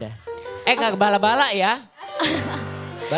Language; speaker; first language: Indonesian; native; Indonesian